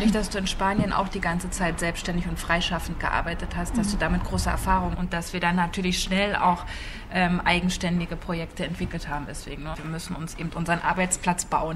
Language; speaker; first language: German; native; German